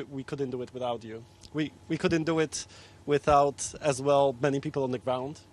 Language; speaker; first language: English; non-native, fluent; Polish